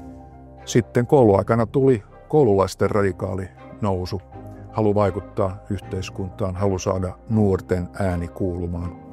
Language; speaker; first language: Finnish; native; Finnish